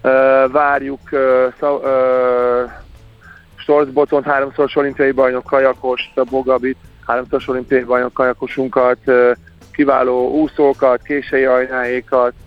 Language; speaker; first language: Hungarian; native; Hungarian